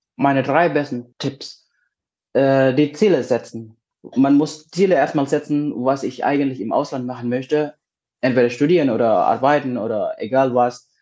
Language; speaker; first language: German; non-native, learner; Indonesian